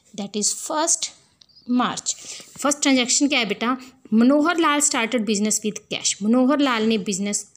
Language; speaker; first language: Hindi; non-native, local second language; Punjabi